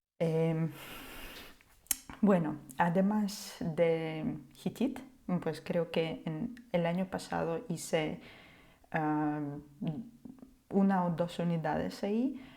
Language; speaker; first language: Spanish; non-native, fluent; Ukrainian